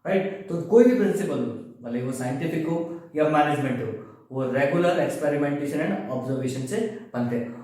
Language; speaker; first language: Hindi; native; Hindi